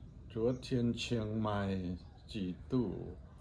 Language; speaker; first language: Chinese; non-native, learner; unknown